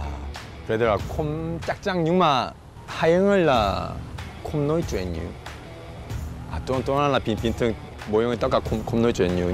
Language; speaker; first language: Vietnamese; non-native, learner; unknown